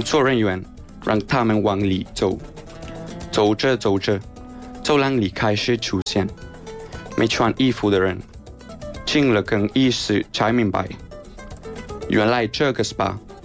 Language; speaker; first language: Chinese; non-native, fluent; Spanish